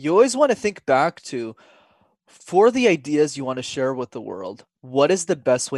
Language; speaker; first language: English; native; English